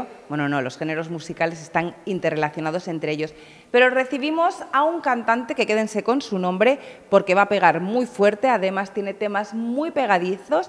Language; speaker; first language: Spanish; native; Spanish